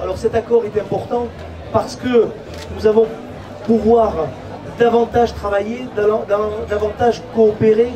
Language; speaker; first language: French; native; French